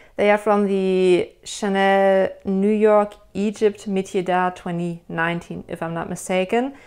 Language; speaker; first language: English; non-native, fluent; German